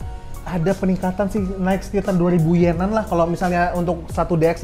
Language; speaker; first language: Indonesian; native; Indonesian